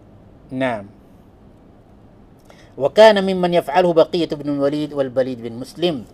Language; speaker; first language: Arabic; non-native, fluent; Malay